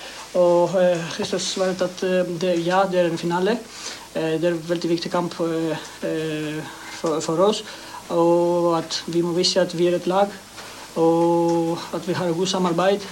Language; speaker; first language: Norwegian; non-native, learner; Greek